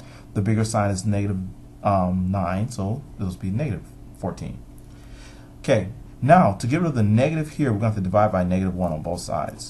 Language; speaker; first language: English; native; English